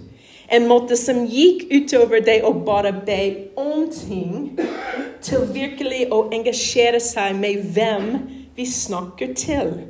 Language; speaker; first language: Norwegian; non-native, fluent; English